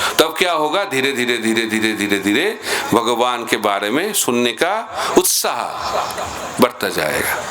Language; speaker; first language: Hindi; non-native, local second language; Bangla